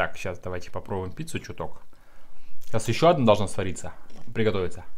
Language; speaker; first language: Russian; native; Russian